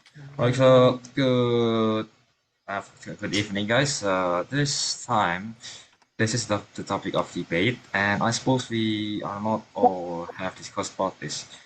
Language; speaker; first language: English; non-native, fluent; Indonesian